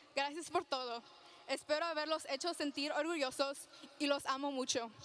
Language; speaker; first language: Spanish; early bilingual, heritage; Spanish